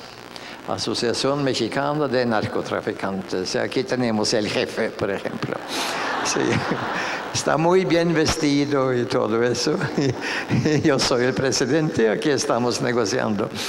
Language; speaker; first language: Spanish; non-native, fluent; Norwegian